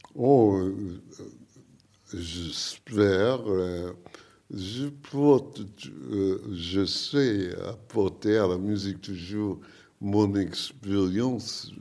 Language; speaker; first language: French; non-native, learner; English